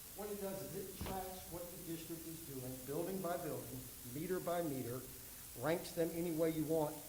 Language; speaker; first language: English; native; English